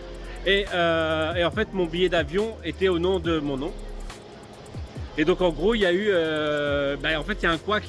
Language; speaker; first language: French; native; French